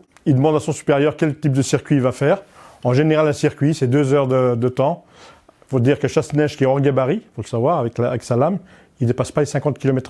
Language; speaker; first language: French; native; French